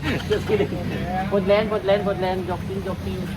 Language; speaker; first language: English; non-native, local second language; Filipino